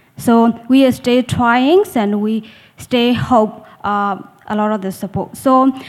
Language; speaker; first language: English; non-native, learner; Burmese